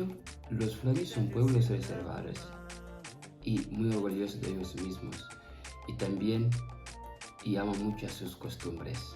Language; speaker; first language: Spanish; non-native, fluent; Fula